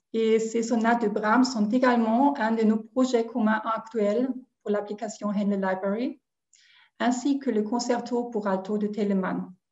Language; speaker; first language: French; non-native, fluent; German